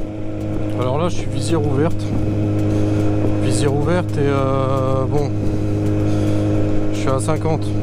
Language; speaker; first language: French; native; French